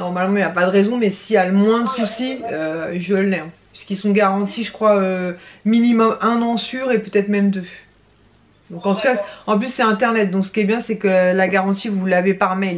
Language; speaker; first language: French; native; French